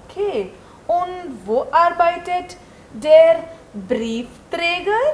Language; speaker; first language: German; non-native, fluent; Hindi